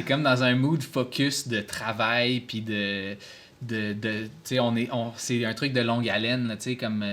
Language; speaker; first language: French; native; French